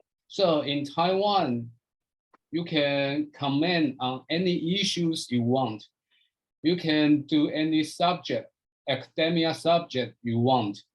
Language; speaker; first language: English; non-native, fluent; Chinese